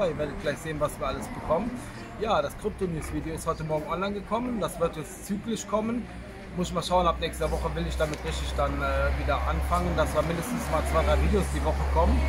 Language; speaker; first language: German; native; German